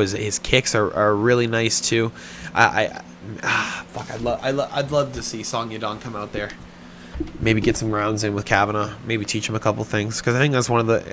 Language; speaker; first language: English; native; English